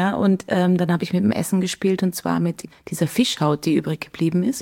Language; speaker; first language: German; native; German